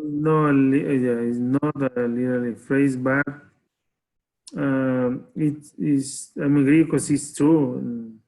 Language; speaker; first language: English; non-native, learner; Spanish